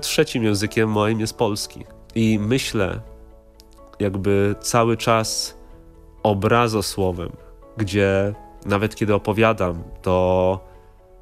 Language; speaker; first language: Polish; non-native, fluent; English